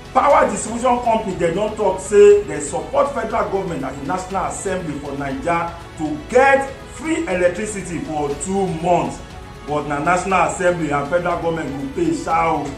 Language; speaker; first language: Nigerian Pidgin; non-native, local second language; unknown